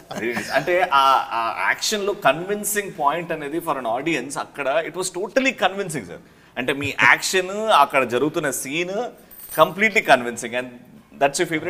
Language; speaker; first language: Telugu; native; Telugu